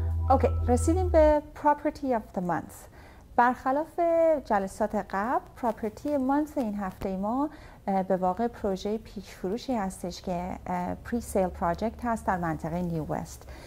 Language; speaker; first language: Persian; native; Persian